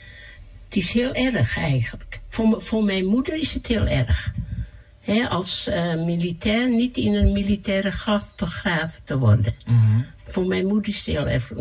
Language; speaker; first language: Dutch; early bilingual, other home language; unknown